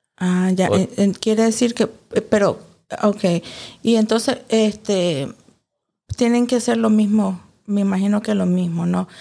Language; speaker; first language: Spanish; early bilingual, heritage; Spanish